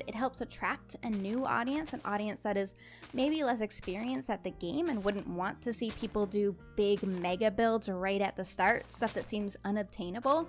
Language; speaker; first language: English; native; English